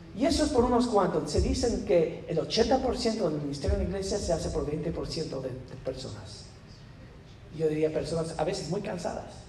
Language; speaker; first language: Spanish; non-native, fluent; English